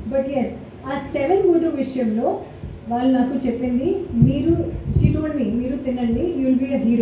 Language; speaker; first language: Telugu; non-native, learner; Hindi